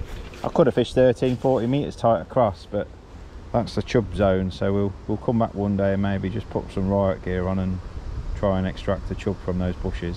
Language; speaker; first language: English; native; English